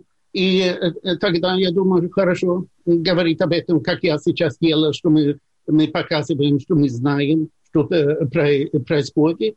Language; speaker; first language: Russian; non-native, fluent; Swedish